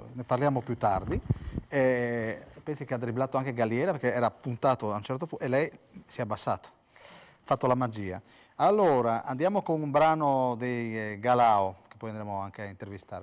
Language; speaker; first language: Italian; native; Italian